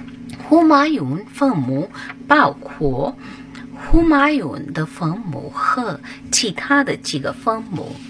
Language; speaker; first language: Chinese; non-native, fluent; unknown